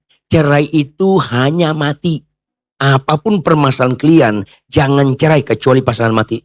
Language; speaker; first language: Indonesian; native; Indonesian